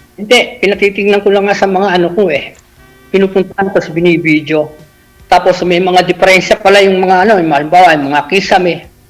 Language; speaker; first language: Filipino; native; Filipino